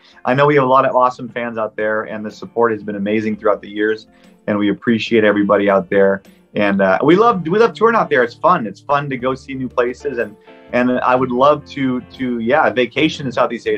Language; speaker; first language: English; non-native, local second language; French